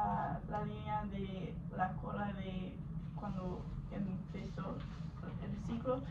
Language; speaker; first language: Spanish; non-native, learner; English